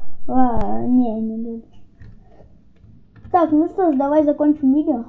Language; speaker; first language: Russian; native; Russian